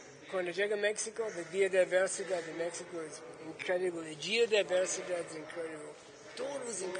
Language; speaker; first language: Spanish; non-native, learner; English